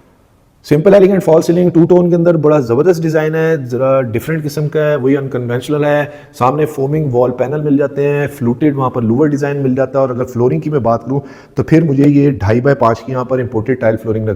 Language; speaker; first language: Urdu; native; Urdu